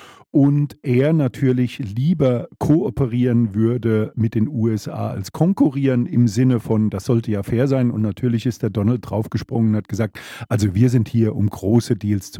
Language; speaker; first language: German; native; German